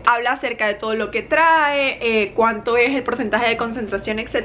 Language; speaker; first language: Spanish; native; Spanish